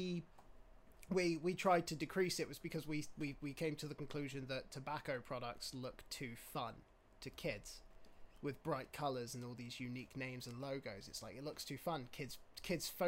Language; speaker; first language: English; native; English